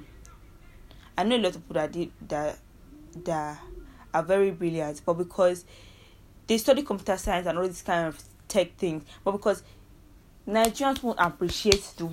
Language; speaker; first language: English; non-native, local second language; Yoruba